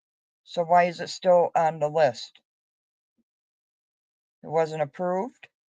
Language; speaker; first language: English; native; English